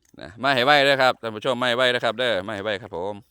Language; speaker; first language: Thai; non-native, local second language; Lao